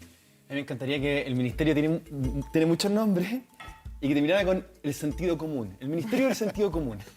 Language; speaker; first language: Spanish; native; Spanish